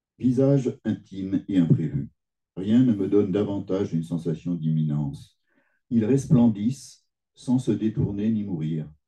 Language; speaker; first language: French; native; French